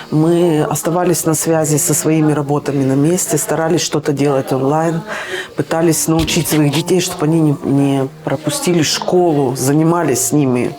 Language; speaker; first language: Russian; native; Russian